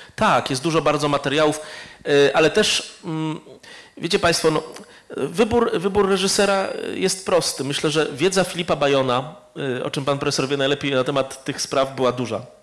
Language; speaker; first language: Polish; native; Polish